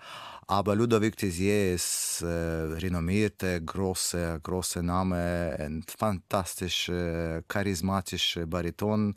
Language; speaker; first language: German; non-native, learner; Russian